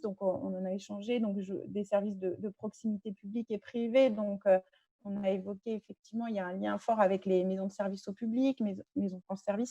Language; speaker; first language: French; native; French